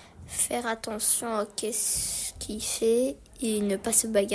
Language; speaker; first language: French; early bilingual, other home language; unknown